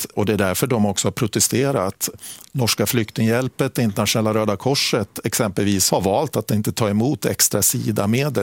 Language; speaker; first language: Swedish; native; Swedish